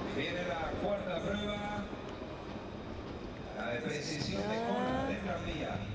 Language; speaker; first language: Spanish; native; Spanish